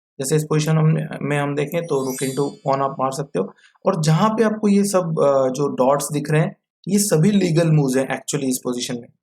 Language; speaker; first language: Hindi; non-native, local second language; Marathi